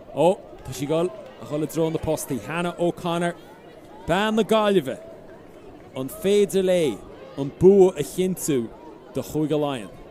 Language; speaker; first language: Irish; native; Irish